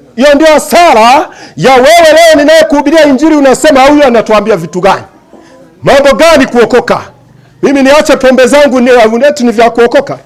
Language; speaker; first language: Swahili; native; Swahili